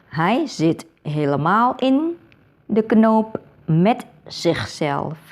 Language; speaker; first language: Dutch; non-native, learner; Thai